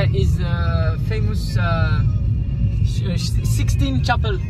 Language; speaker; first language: English; non-native, learner; French